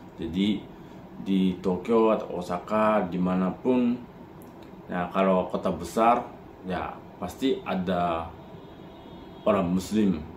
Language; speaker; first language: Indonesian; non-native, fluent; Japanese